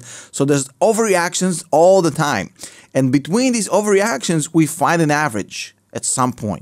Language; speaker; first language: English; native; English